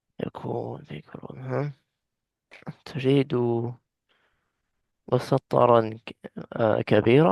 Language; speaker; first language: Arabic; non-native, learner; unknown